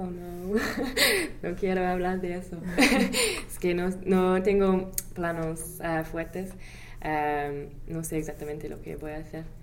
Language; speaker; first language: Spanish; non-native, fluent; English